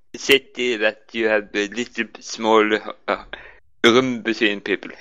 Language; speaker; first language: English; non-native, learner; Norwegian